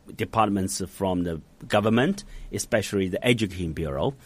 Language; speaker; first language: English; non-native, fluent; Chinese